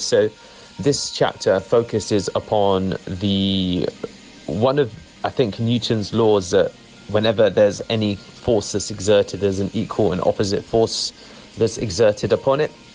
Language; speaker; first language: English; native; English